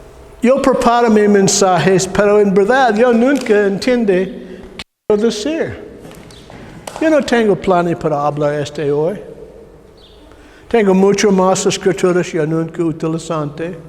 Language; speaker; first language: Spanish; non-native, learner; English